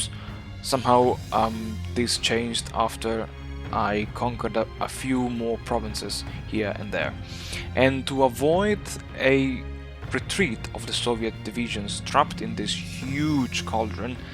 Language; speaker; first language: English; non-native, fluent; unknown